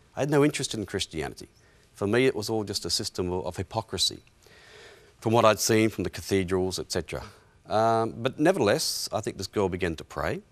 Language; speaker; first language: English; native; English